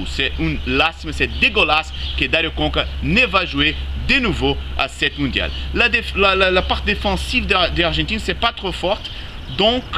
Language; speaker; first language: French; non-native, learner; Spanish